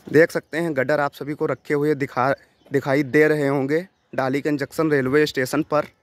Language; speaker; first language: Hindi; native; Hindi